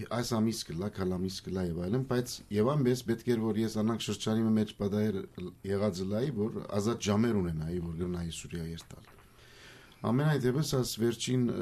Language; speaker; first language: Armenian; early bilingual, heritage; Armenian